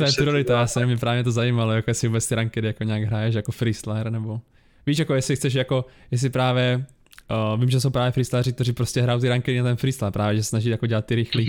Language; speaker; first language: Czech; native; Czech